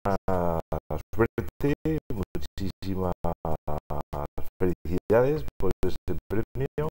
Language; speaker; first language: Spanish; native; Spanish